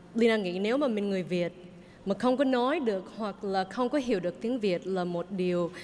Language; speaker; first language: Vietnamese; early bilingual, heritage; Vietnamese